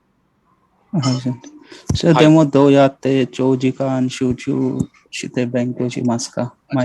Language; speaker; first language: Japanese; non-native, learner; Hindi